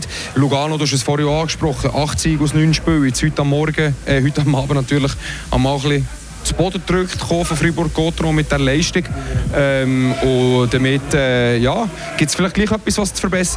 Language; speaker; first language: German; native; German